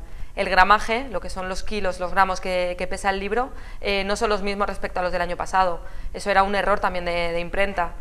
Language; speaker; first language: Spanish; native; Spanish